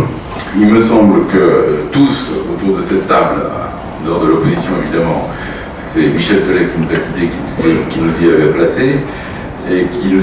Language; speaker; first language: French; native; French